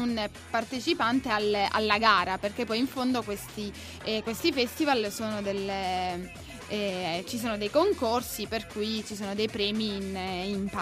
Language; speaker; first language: Italian; native; Italian